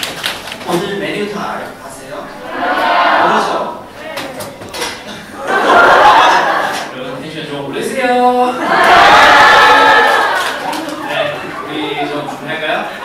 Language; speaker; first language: Korean; non-native, fluent; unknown